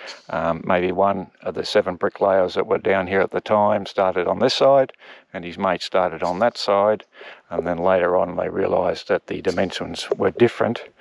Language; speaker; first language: English; native; English